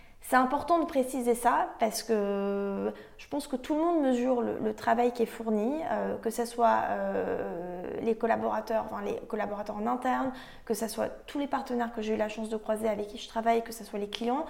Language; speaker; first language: French; native; French